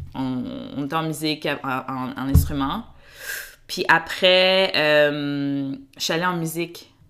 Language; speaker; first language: French; early bilingual, other home language; Kinyarwanda